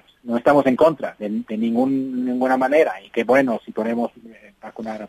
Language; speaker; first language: Spanish; non-native, fluent; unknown